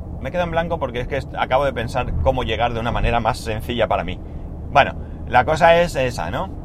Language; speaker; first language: Spanish; native; Spanish